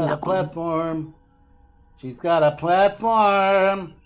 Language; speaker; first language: English; native; English